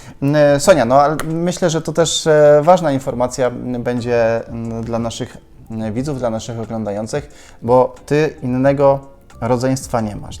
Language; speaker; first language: Polish; native; Polish